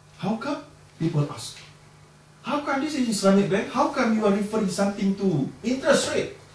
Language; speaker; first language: English; non-native, local second language; Malay